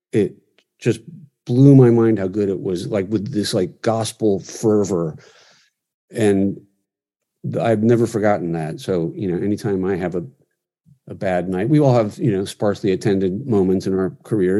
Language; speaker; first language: English; native; English